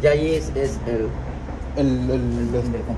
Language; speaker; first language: Spanish; native; Spanish